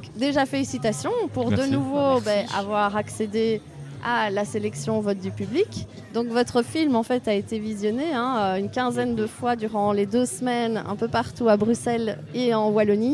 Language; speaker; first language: French; native; French